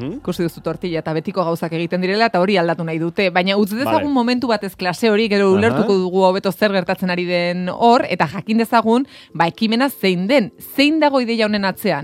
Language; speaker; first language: Basque; native; Basque